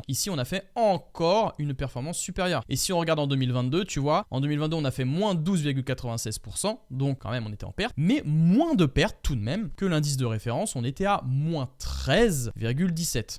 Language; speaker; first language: French; native; French